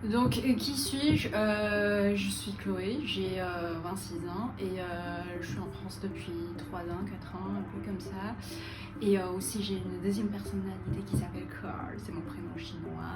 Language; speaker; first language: French; non-native, fluent; Chinese